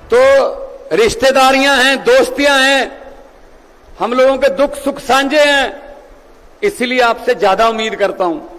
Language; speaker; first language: Hindi; non-native, local second language; Punjabi